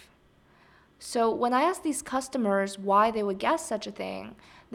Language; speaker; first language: English; early bilingual, other home language; Chinese